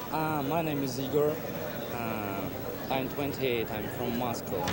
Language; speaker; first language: English; non-native, learner; Russian